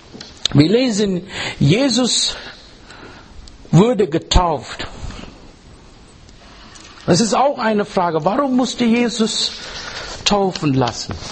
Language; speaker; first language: German; non-native, learner; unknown